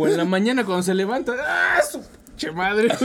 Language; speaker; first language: Spanish; native; Spanish